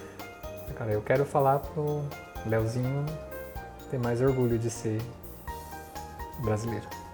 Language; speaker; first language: Portuguese; early bilingual, heritage; Portuguese